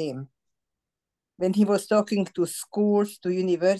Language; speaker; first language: English; non-native, fluent; Slovak